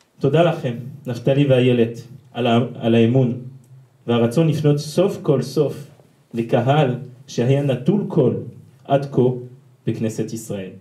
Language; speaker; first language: Hebrew; non-native, fluent; French